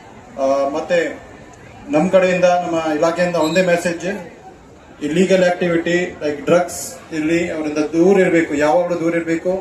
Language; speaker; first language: Kannada; non-native, fluent; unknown